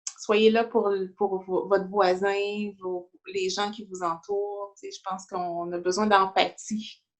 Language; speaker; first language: French; early bilingual, other home language; Haitian Creole